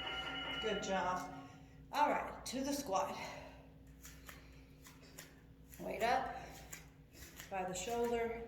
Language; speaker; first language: English; native; English